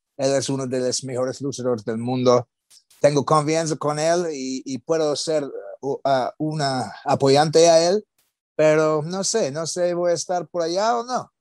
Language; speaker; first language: Spanish; non-native, learner; English